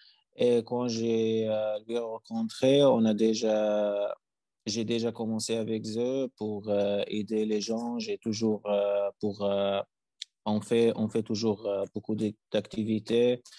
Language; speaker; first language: French; non-native, learner; Arabic